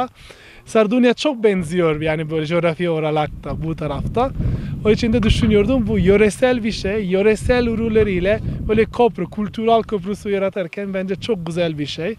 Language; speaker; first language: Turkish; non-native, learner; Italian